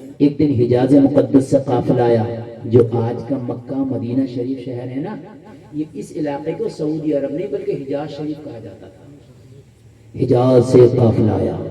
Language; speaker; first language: Urdu; native; Urdu